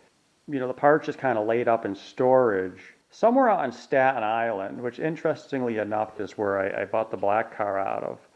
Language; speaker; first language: English; native; English